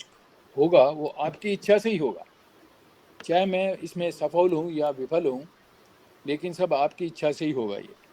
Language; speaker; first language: Hindi; native; Hindi